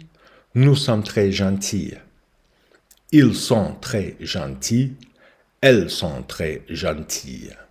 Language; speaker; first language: French; non-native, learner; English